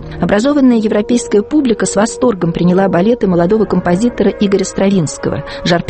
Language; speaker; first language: Russian; native; Russian